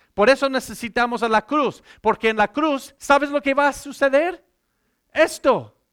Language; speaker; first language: Spanish; non-native, fluent; English